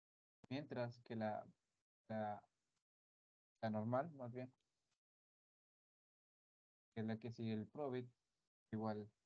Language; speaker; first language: Spanish; native; Spanish